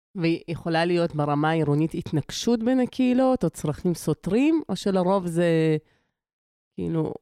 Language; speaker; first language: Hebrew; non-native, fluent; Russian